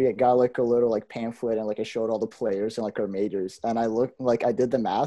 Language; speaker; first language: English; native; English